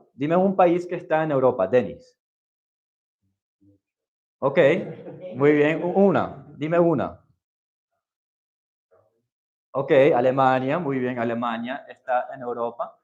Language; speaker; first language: Spanish; non-native, fluent; English